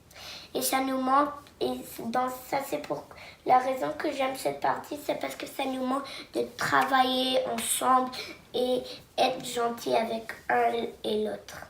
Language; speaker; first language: French; non-native, local second language; English